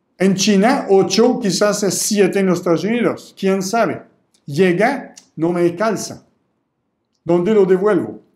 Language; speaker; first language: Spanish; non-native, fluent; French